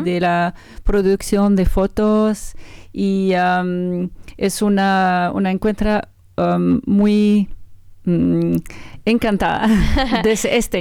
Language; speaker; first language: Spanish; non-native, learner; French